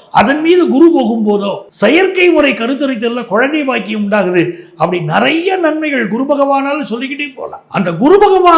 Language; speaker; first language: Tamil; native; Tamil